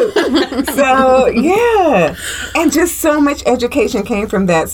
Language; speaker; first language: English; native; English